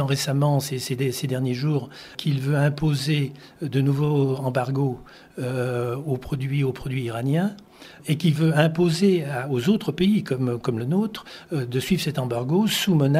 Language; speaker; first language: French; native; French